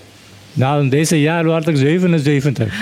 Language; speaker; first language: Dutch; non-native, learner; Papiamento